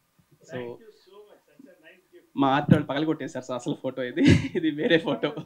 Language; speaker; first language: Telugu; native; Telugu